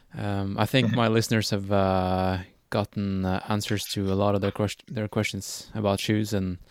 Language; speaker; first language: English; non-native, fluent; Norwegian